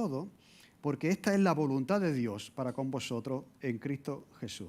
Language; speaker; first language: Spanish; native; Spanish